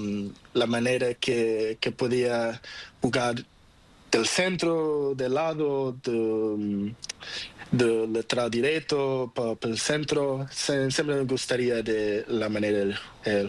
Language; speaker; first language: Spanish; non-native, learner; Portuguese